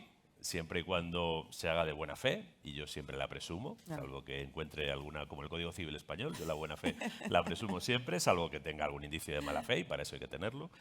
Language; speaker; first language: Spanish; native; Spanish